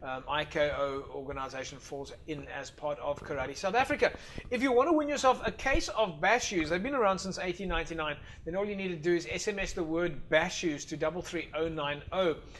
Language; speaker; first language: English; non-native, local second language; Afrikaans